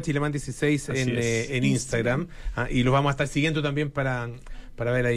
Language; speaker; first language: Spanish; native; Spanish